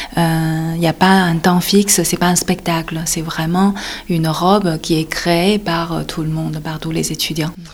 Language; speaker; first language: French; non-native, fluent; Chinese